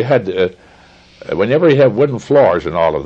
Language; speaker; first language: English; native; English